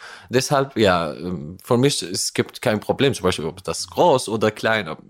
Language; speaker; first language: German; non-native, learner; Arabic